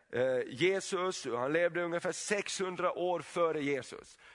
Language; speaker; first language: Swedish; native; Swedish